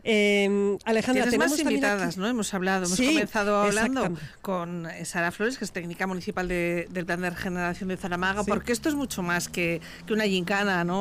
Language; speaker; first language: Spanish; native; Spanish